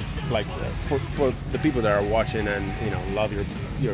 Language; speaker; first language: English; non-native, fluent; Portuguese